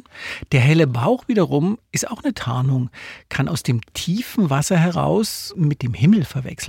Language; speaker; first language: German; native; German